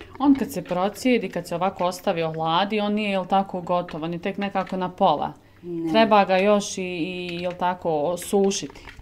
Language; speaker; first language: Croatian; native; Croatian